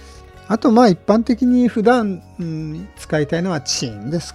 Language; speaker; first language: Japanese; native; Japanese